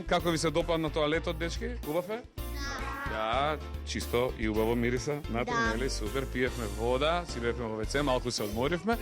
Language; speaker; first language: Macedonian; native; Macedonian